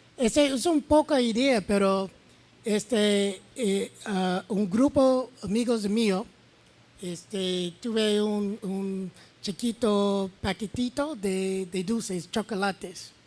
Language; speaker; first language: Spanish; non-native, learner; English